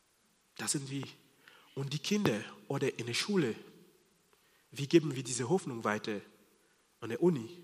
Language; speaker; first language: German; non-native, fluent; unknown